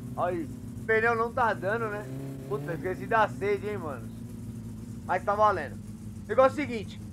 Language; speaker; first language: Portuguese; native; Portuguese